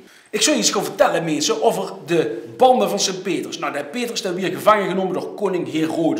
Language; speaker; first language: Dutch; native; Dutch